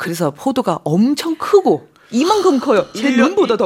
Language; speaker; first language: Korean; non-native, fluent; Chinese